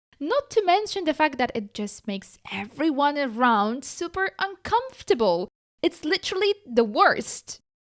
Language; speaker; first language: English; non-native, fluent; Polish